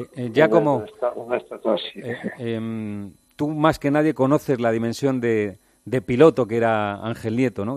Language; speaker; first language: Spanish; native; Spanish